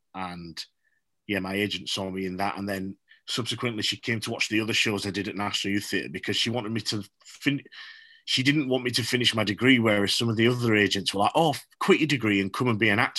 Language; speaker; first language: English; native; English